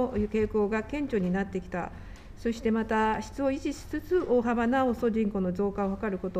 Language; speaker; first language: Japanese; native; Japanese